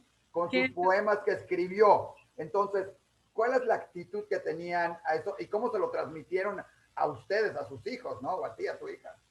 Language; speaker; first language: Spanish; native; Spanish